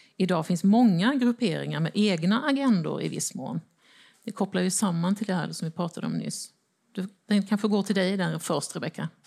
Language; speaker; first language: Swedish; native; Swedish